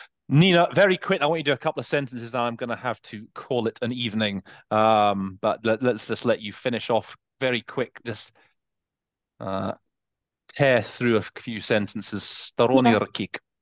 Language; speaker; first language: English; native; English